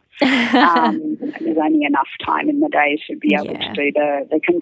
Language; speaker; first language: English; native; English